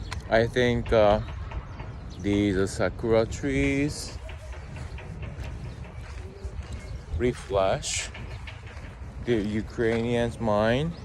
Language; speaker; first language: English; non-native, learner; Japanese